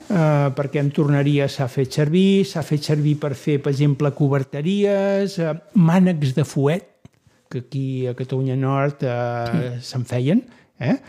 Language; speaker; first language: Catalan; native; Catalan